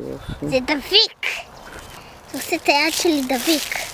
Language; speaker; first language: Hebrew; early bilingual, other home language; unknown